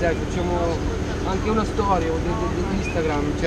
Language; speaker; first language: Italian; native; Italian